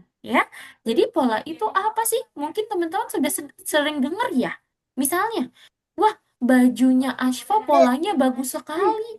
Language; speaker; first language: Indonesian; native; Indonesian